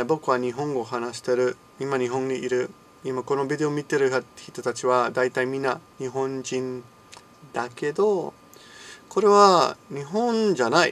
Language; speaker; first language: Japanese; non-native, fluent; English